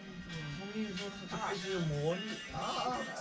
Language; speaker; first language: Chinese; native; Chinese